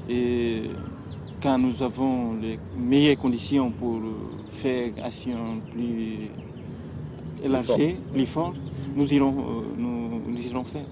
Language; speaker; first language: French; non-native, fluent; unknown